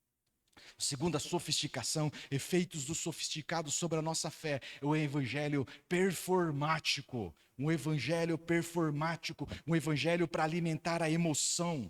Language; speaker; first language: Portuguese; native; Portuguese